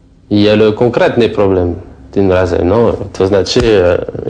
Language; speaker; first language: Polish; non-native, learner; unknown